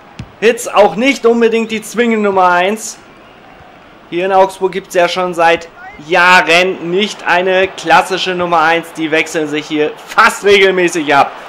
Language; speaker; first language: German; native; German